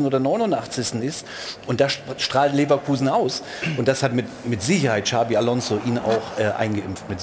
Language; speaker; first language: German; native; German